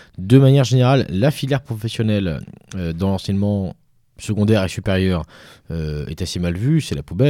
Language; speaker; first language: French; native; French